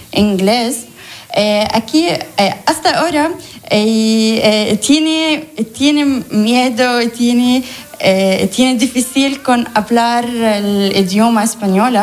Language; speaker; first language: Spanish; non-native, learner; Arabic